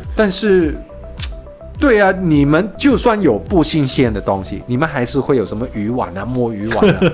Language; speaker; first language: Chinese; non-native, fluent; Cantonese